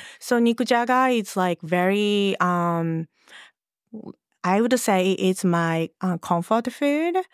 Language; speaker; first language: English; non-native, fluent; Japanese